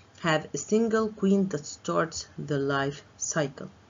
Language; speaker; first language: English; non-native, fluent; Arabic